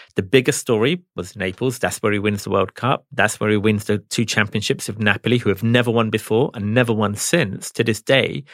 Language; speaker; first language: English; native; English